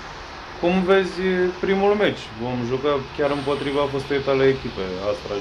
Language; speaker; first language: Romanian; native; Romanian